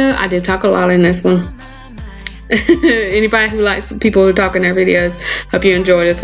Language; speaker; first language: English; native; English